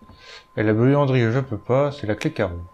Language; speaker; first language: French; native; French